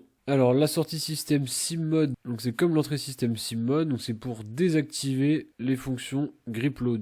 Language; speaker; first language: French; native; French